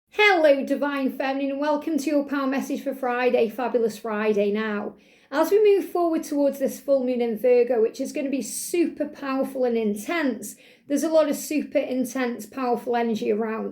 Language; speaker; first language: English; native; English